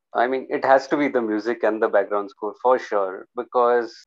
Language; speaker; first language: English; non-native, local second language; Hindi